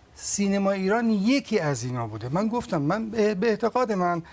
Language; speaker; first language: Persian; native; Persian